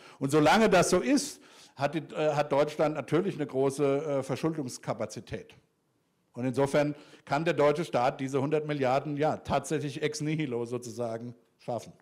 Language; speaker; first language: German; native; German